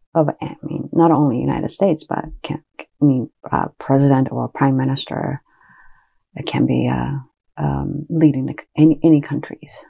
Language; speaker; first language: English; early bilingual, other home language; Japanese